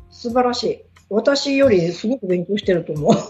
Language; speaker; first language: Japanese; native; Japanese